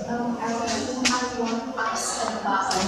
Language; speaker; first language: English; non-native, learner; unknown